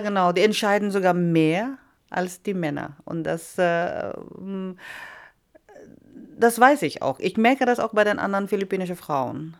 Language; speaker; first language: German; non-native, fluent; Iloko